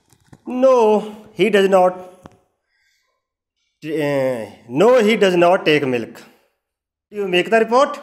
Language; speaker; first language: English; non-native, learner; Hindi